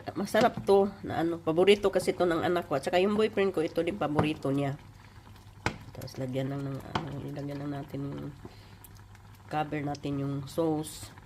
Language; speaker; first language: Filipino; non-native, local second language; Cebuano